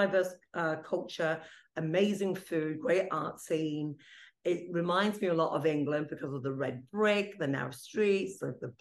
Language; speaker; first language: English; non-native, local second language; Italian